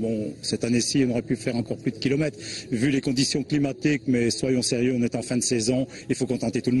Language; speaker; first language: French; native; French